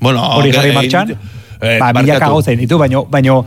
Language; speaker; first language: Basque; native; Basque